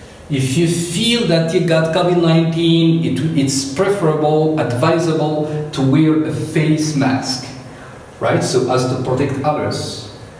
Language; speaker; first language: English; non-native, fluent; Arabic